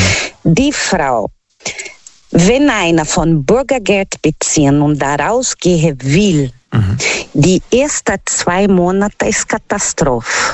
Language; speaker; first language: German; non-native, learner; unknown